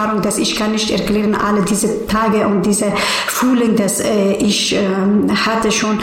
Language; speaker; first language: German; non-native, learner; Persian